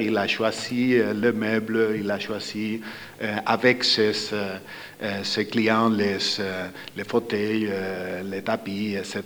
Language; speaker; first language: French; non-native, fluent; Spanish